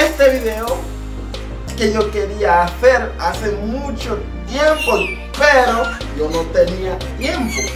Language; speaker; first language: Spanish; non-native, learner; Haitian Creole